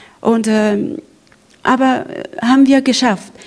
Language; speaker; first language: German; non-native, learner; Persian